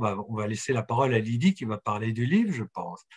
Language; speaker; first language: French; native; French